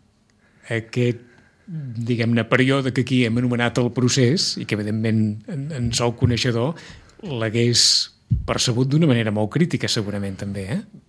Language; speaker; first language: Catalan; native; Catalan